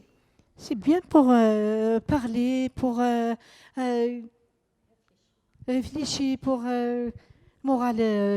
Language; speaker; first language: French; non-native, learner; Arabic